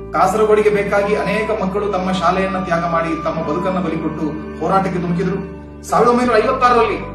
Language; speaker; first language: Kannada; native; Kannada